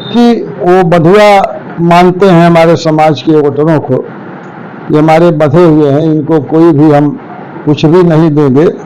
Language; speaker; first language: Hindi; native; Hindi